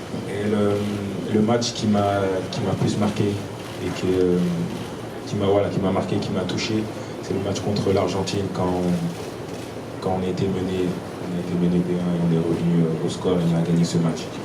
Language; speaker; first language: French; native; French